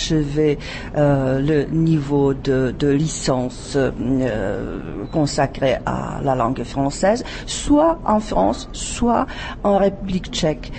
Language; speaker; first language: French; non-native, fluent; Czech